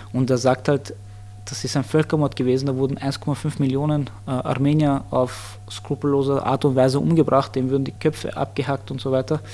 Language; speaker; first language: German; early bilingual, other home language; Armenian